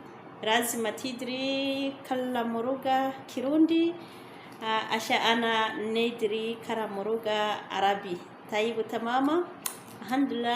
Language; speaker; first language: Arabic; non-native, learner; Rundi